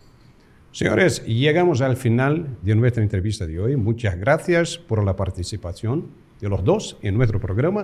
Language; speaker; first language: Spanish; non-native, fluent; Portuguese